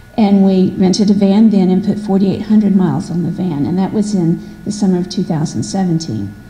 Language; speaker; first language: English; native; English